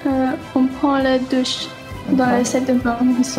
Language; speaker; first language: French; non-native, learner; Malay